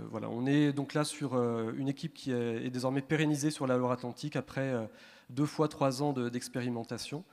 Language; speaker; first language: French; native; French